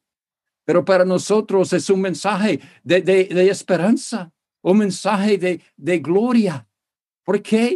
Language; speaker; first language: Spanish; non-native, fluent; English